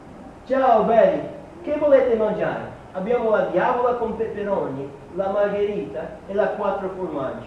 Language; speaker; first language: Italian; non-native, fluent; Portuguese